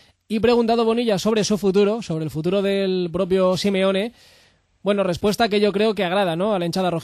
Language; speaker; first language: Spanish; native; Spanish